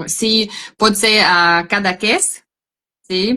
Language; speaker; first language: Catalan; non-native, learner; Russian